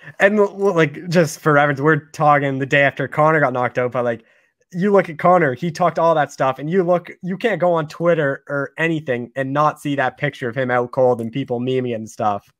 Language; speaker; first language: English; native; English